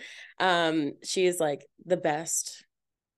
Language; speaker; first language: English; native; English